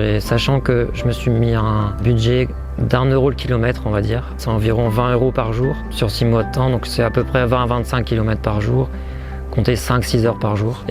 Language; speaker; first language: French; native; French